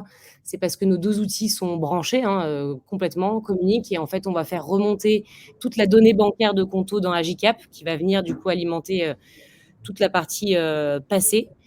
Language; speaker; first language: French; native; French